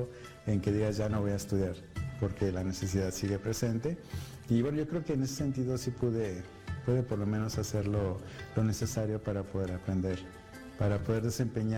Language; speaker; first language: Spanish; native; Spanish